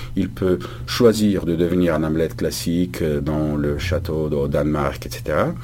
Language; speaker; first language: French; non-native, fluent; Bulgarian